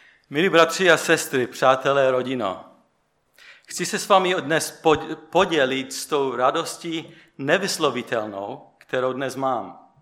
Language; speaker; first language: Czech; native; Czech